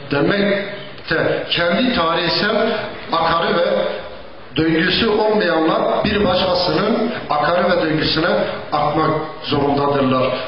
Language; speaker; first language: Turkish; non-native, local second language; Zaza